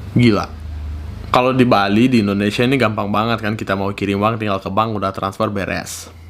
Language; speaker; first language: Indonesian; early bilingual, other home language; Russian